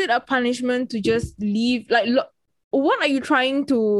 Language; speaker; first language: English; native; English